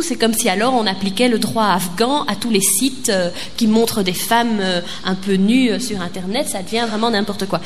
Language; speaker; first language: French; native; French